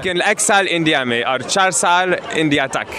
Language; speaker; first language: Hindi; non-native, learner; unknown